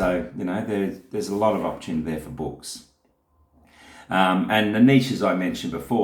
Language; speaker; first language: English; native; English